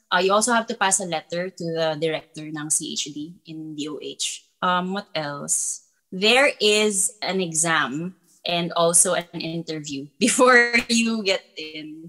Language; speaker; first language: English; non-native, local second language; Filipino